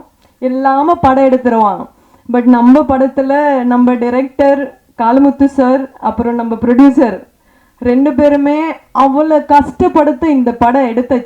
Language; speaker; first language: Tamil; non-native, fluent; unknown